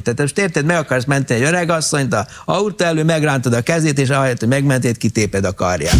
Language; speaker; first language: Hungarian; native; Hungarian